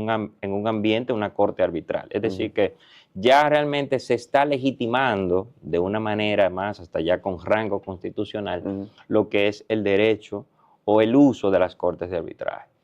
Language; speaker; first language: Spanish; native; Spanish